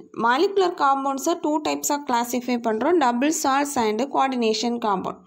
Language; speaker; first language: English; non-native, local second language; Tamil